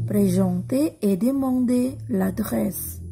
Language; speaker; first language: French; non-native, learner; Indonesian